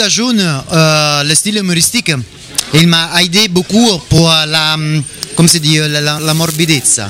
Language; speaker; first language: French; non-native, learner; Italian